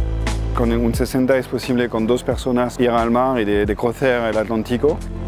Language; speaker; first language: Spanish; non-native, fluent; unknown